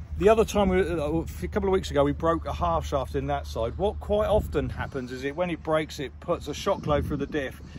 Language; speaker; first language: English; native; English